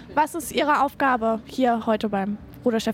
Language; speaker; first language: German; native; German